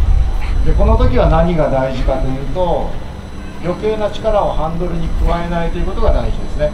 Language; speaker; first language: Japanese; native; Japanese